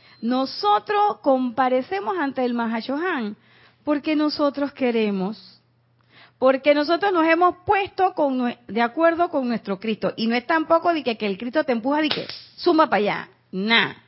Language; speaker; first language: Spanish; native; Spanish